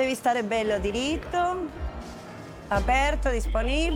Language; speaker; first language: Italian; non-native, fluent; Spanish